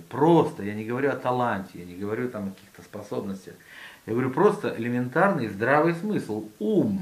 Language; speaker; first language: Russian; native; Russian